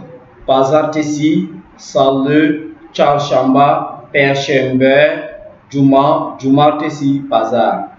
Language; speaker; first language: Turkish; non-native, learner; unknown